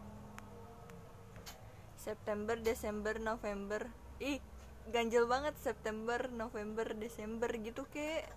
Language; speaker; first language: Indonesian; native; Indonesian